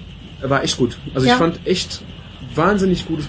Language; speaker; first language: German; native; German